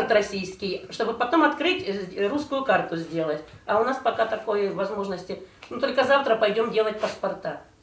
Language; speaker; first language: Russian; native; Russian